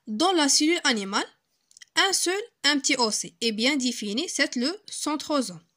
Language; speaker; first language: French; non-native, local second language; Arabic